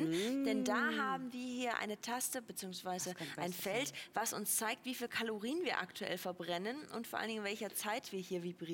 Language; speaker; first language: German; native; German